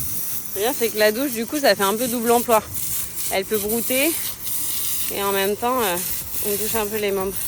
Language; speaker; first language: French; native; French